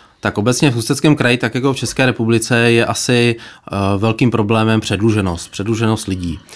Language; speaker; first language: Czech; native; Czech